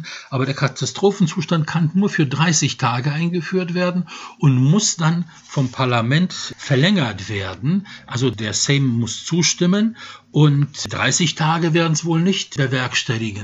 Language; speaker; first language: German; non-native, fluent; Polish